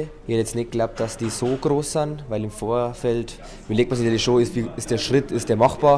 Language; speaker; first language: German; native; German